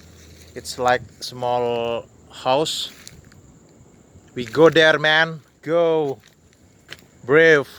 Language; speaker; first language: English; non-native, learner; Indonesian